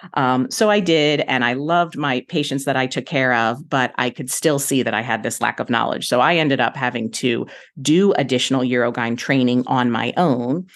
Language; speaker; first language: English; native; English